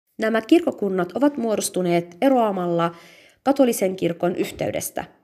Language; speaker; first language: Finnish; early bilingual, other home language; Syriac